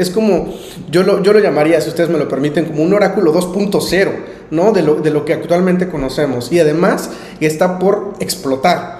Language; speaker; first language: Spanish; native; Spanish